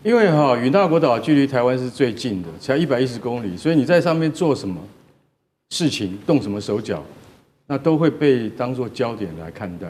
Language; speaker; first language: Chinese; native; Chinese